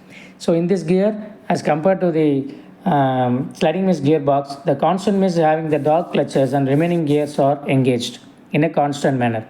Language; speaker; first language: English; non-native, local second language; Tamil